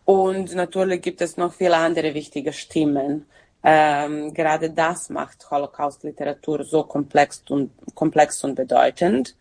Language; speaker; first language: German; non-native, fluent; Serbian